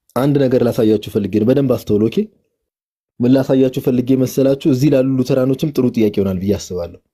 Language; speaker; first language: Amharic; native; Amharic